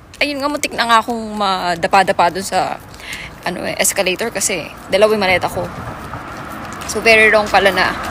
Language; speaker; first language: Filipino; native; Filipino